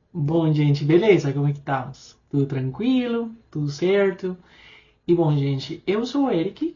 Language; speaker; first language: Portuguese; non-native, fluent; Spanish